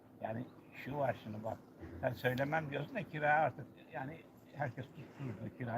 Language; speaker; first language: Turkish; native; Turkish